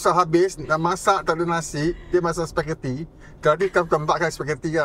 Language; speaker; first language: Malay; non-native, local second language; Chinese